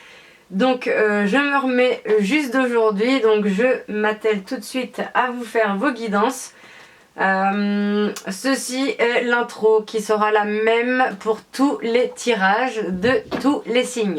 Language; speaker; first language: French; native; French